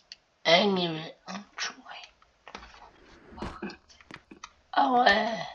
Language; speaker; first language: French; native; French